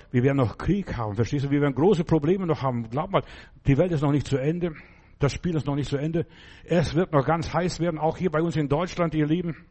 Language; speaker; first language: German; non-native, fluent; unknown